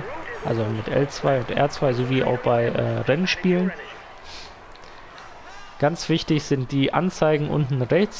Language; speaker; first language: German; native; German